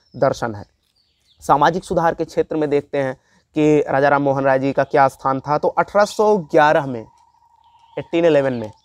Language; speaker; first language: Hindi; native; Hindi